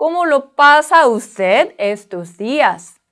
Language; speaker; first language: Spanish; non-native, learner; Korean